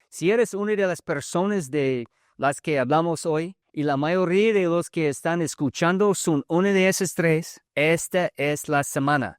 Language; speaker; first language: Spanish; early bilingual, heritage; English